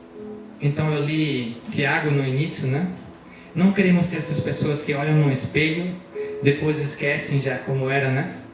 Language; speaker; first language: Portuguese; non-native, fluent; German